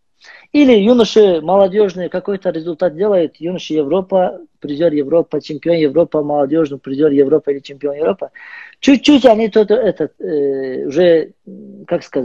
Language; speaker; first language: Russian; non-native, learner; Azerbaijani